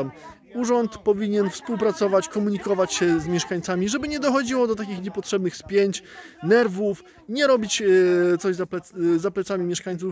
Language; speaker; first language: Polish; native; Polish